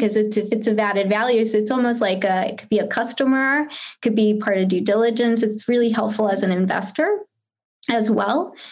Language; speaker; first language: English; early bilingual, other home language; Spanish